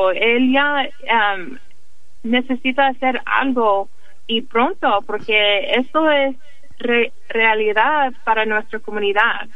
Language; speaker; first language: Spanish; early bilingual, heritage; English